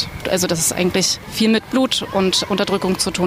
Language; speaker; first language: German; native; German